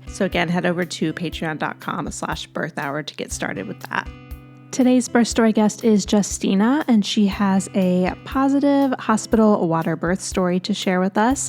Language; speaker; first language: English; native; English